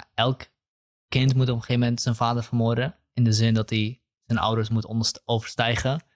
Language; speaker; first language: Dutch; early bilingual, other home language; Kurdish